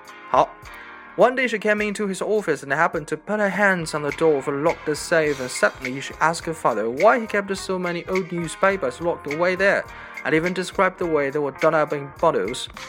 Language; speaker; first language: English; non-native, fluent; Chinese